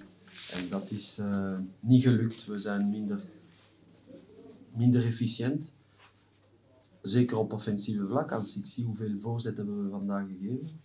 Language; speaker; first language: Dutch; non-native, local second language; French